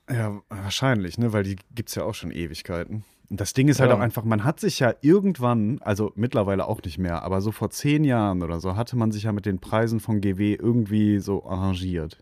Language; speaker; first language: German; native; German